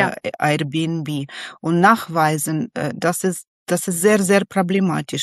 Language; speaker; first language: German; non-native, learner; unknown